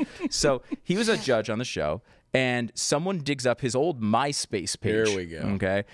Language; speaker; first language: English; native; English